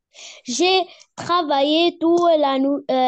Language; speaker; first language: French; non-native, learner; Arabic